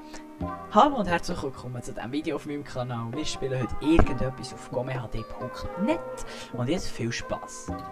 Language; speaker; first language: German; native; German